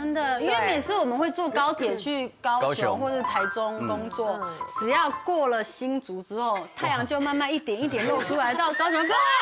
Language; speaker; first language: Chinese; native; Chinese